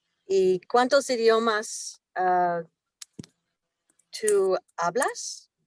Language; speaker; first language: Spanish; non-native, learner; English